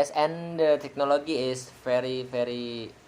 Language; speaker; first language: English; non-native, learner; Indonesian